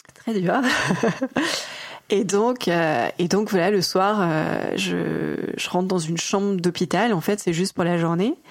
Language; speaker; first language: French; native; French